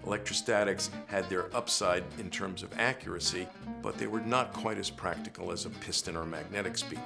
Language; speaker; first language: English; native; English